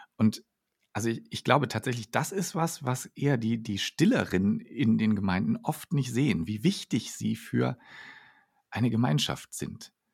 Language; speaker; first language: German; native; German